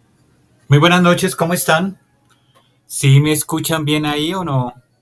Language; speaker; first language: Spanish; native; Spanish